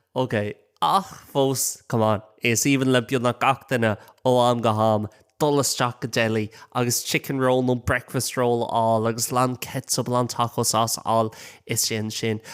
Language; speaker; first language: Irish; non-native, local second language; English